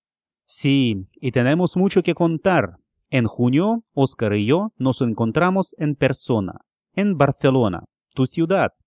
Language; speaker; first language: Spanish; non-native, fluent; Russian